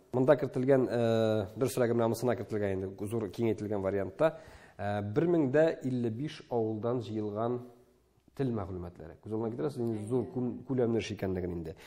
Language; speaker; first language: Tatar; native; Tatar